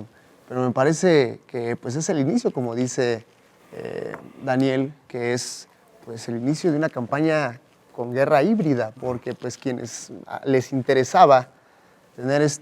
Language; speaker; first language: Spanish; native; Spanish